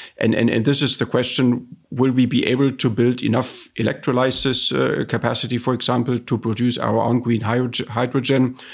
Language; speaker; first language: English; non-native, fluent; German